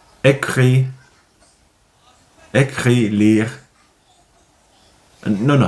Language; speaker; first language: French; non-native, learner; Finnish